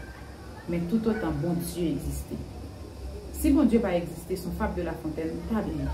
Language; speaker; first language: French; non-native, learner; Haitian Creole